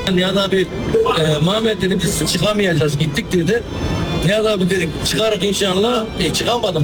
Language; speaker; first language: Turkish; native; Turkish